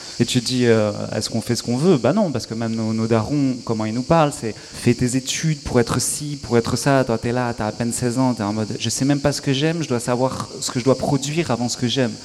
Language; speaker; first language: French; native; French